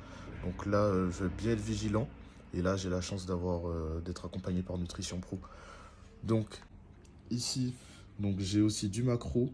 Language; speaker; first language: French; native; French